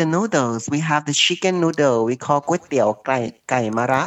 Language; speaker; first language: English; non-native, learner; Thai